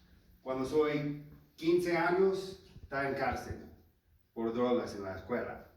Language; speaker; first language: Spanish; non-native, learner; English